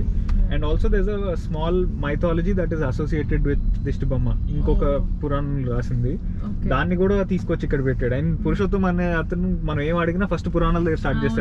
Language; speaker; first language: Telugu; native; Telugu